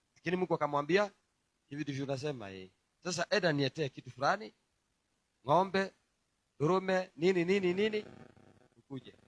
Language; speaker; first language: Swahili; non-native, local second language; Kikuyu